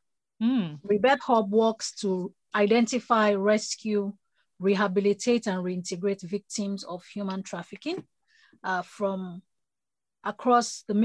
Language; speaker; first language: English; non-native, local second language; Yoruba